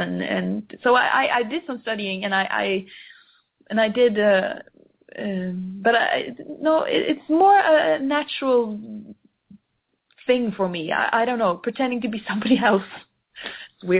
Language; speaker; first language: English; non-native, fluent; Swedish